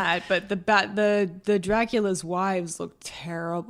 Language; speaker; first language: English; native; English